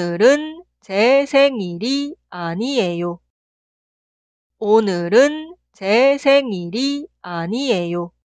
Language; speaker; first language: Korean; non-native, fluent; Spanish